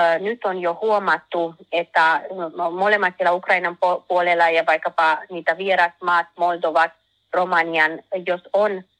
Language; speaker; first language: Finnish; non-native, learner; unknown